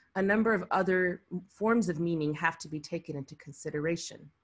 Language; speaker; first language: English; early bilingual, other home language; Arabic